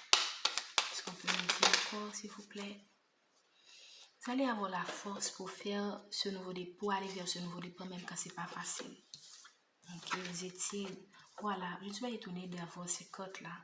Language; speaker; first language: French; native; French